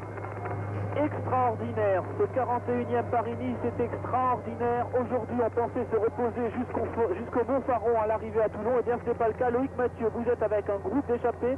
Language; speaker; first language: French; native; French